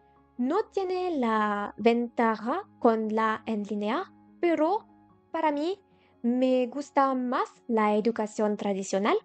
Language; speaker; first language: Spanish; non-native, learner; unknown